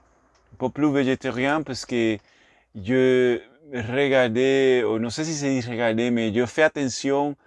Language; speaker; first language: French; non-native, learner; Spanish